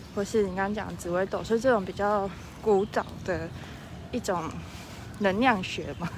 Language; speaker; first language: Chinese; native; Chinese